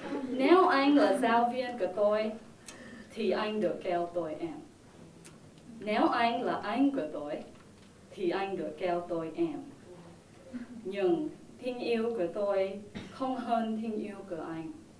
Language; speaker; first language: Vietnamese; non-native, learner; English